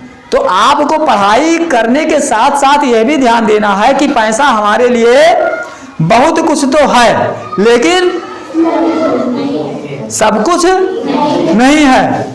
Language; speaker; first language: Hindi; native; Hindi